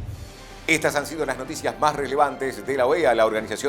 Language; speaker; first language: Spanish; native; Spanish